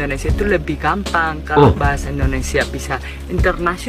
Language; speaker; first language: Indonesian; non-native, fluent; Spanish